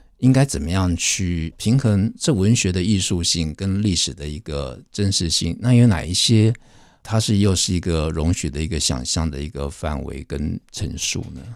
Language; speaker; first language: Chinese; native; Chinese